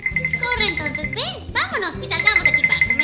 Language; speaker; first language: Spanish; native; Spanish